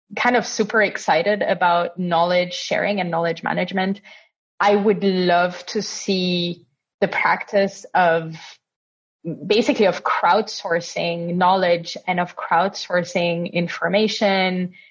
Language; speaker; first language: English; non-native, fluent; Italian